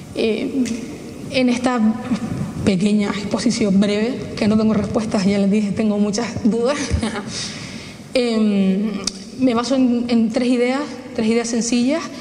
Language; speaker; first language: Spanish; native; Spanish